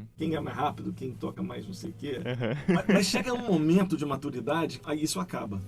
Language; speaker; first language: Portuguese; native; Portuguese